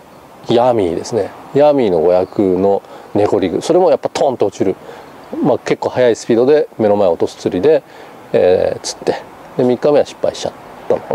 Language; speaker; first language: Japanese; native; Japanese